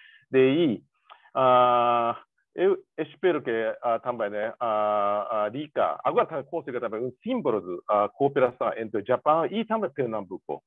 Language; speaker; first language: Portuguese; non-native, learner; Japanese